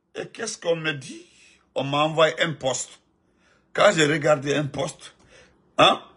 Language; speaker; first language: French; non-native, local second language; Fula